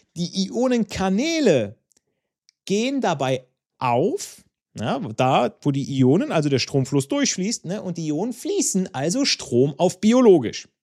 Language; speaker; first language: German; non-native, fluent; Italian